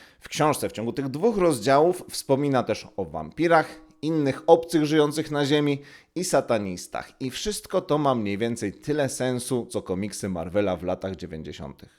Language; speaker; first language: Polish; native; Polish